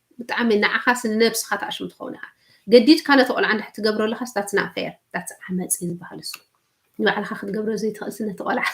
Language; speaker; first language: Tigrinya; early bilingual, heritage; Tigrinya